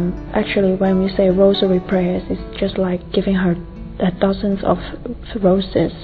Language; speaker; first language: English; non-native, local second language; Cantonese